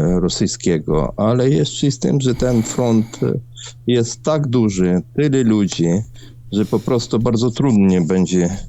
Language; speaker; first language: Polish; non-native, fluent; Ukrainian